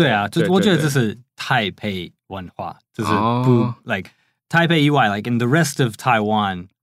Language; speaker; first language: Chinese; non-native, fluent; English